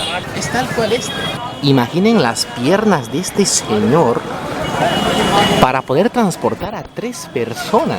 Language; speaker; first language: Spanish; native; Spanish